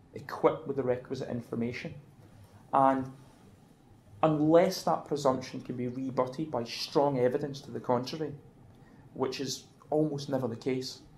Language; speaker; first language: English; native; English